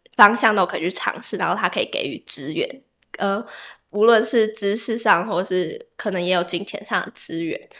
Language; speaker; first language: Chinese; native; Chinese